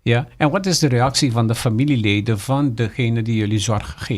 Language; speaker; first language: Dutch; non-native, local second language; Papiamento